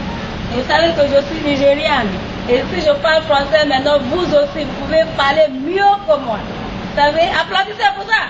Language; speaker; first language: French; non-native, fluent; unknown